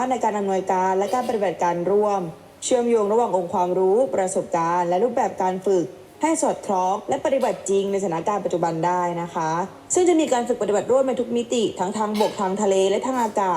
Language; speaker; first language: Thai; native; Thai